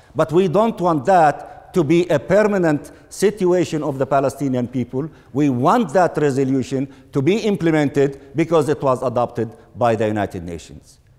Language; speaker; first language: English; non-native, fluent; Arabic